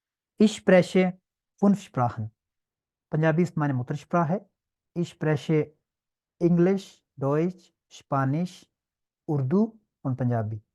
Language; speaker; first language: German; non-native, learner; Punjabi